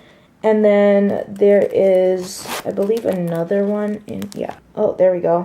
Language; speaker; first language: English; native; English